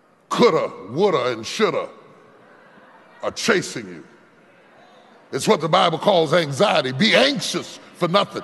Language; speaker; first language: English; native; English